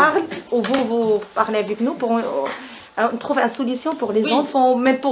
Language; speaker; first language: French; non-native, learner; Arabic